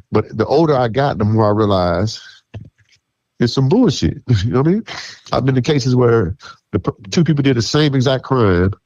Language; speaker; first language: English; native; English